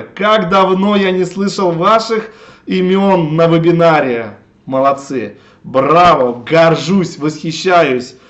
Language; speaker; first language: Russian; native; Russian